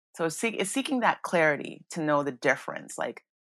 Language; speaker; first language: English; early bilingual, other home language; Yoruba